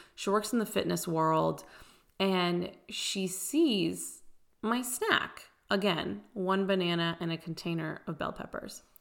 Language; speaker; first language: English; early bilingual, other home language; Persian